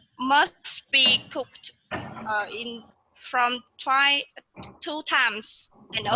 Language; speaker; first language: English; non-native, learner; Vietnamese